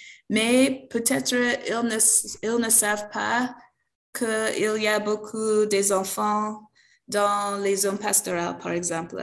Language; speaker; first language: French; non-native, fluent; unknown